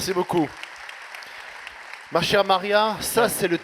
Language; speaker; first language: French; native; French